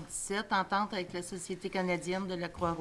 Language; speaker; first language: French; native; French